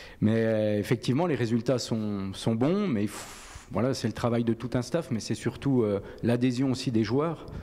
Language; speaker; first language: French; native; French